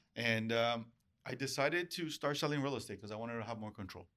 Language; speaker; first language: English; early bilingual, other home language; Spanish